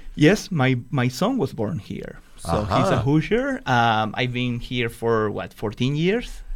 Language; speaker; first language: English; non-native, fluent; Spanish